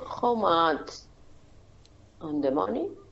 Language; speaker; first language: English; non-native, learner; Spanish